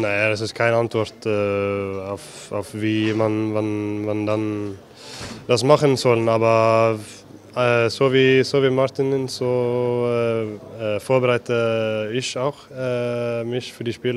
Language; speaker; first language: German; non-native, fluent; Norwegian